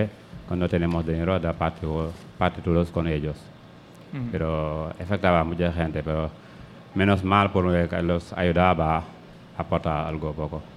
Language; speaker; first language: Spanish; non-native, learner; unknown